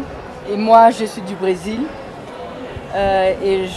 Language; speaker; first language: French; non-native, fluent; Portuguese